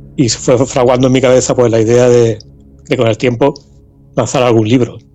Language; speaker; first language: Spanish; native; Spanish